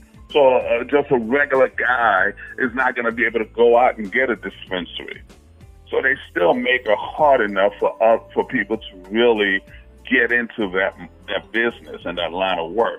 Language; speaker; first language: English; non-native, fluent; Haitian Creole